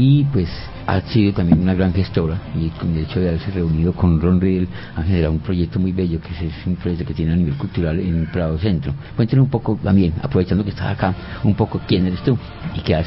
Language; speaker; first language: Spanish; native; Spanish